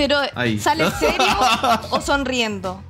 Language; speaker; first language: Spanish; native; Spanish